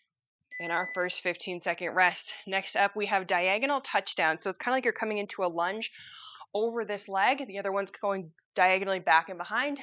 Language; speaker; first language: English; native; English